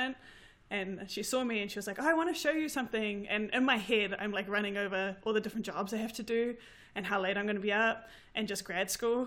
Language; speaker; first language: English; native; English